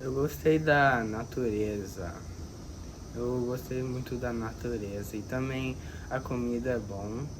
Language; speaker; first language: Portuguese; early bilingual, other home language; English